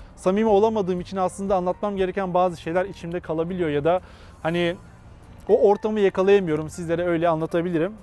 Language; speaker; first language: Turkish; native; Turkish